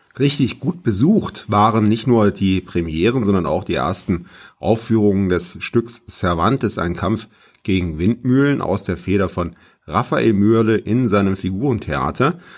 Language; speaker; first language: German; native; German